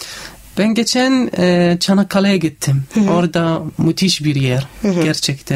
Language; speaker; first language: Turkish; non-native, fluent; Arabic